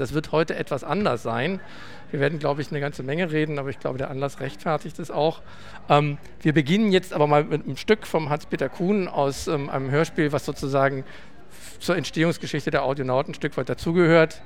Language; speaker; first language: German; native; German